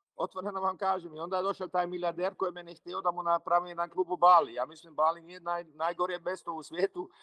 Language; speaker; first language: Croatian; early bilingual, heritage; Croatian